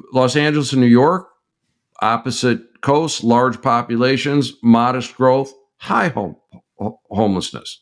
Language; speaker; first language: English; native; English